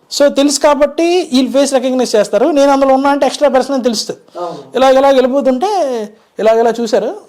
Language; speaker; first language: Telugu; native; Telugu